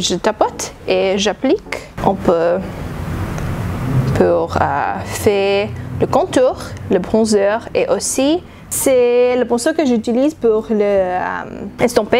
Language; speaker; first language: French; non-native, learner; English